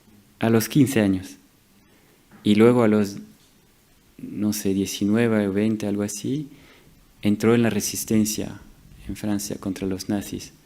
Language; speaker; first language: Spanish; non-native, fluent; French